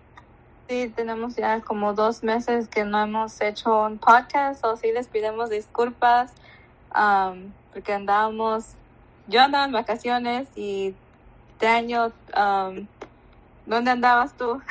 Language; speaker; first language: Spanish; early bilingual, other home language; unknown